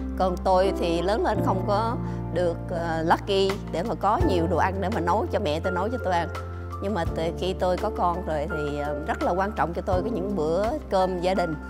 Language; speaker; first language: Vietnamese; early bilingual, heritage; Vietnamese